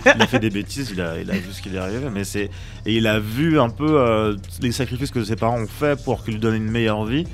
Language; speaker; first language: French; native; French